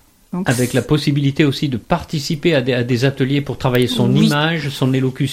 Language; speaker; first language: French; native; French